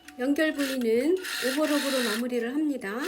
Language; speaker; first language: Korean; native; Korean